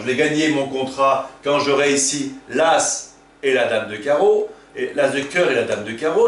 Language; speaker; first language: French; native; French